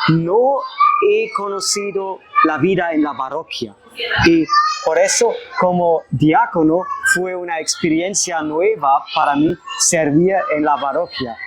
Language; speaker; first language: Spanish; non-native, fluent; German